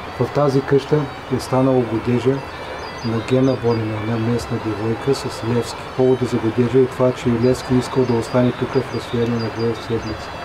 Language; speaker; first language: Bulgarian; native; Bulgarian